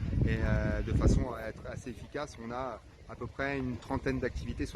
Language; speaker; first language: French; native; French